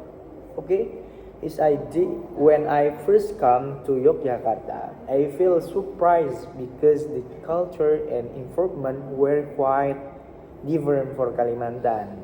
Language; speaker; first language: English; non-native, learner; Indonesian